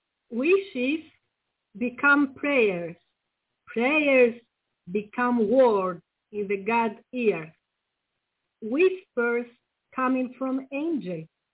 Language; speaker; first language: English; non-native, fluent; Greek